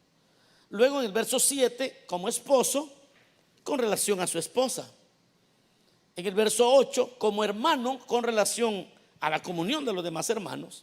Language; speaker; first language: Spanish; native; Spanish